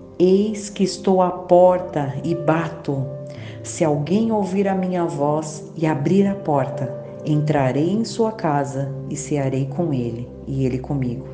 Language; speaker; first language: Portuguese; native; Portuguese